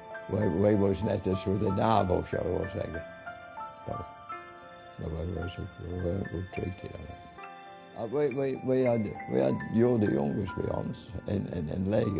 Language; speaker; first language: Dutch; non-native, learner; English